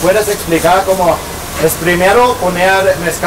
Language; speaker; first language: Spanish; non-native, fluent; German